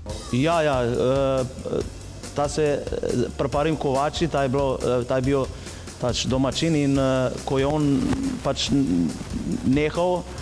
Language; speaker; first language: Slovenian; non-native, fluent; Albanian